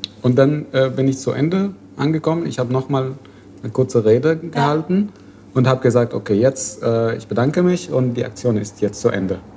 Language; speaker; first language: German; non-native, fluent; Arabic